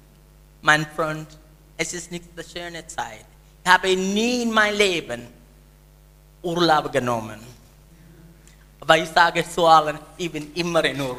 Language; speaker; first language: German; non-native, learner; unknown